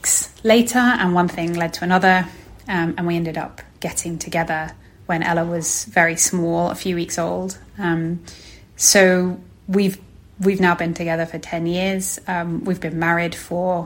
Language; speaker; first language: English; native; English